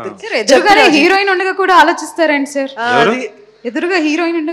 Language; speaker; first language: Telugu; native; Telugu